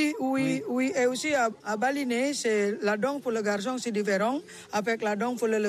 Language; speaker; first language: French; non-native, learner; Indonesian